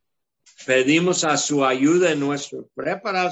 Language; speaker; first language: Spanish; non-native, fluent; English